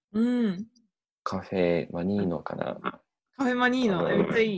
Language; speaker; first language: Japanese; non-native, learner; English